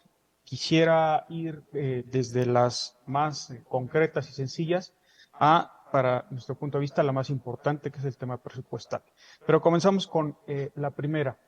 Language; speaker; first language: Spanish; native; Spanish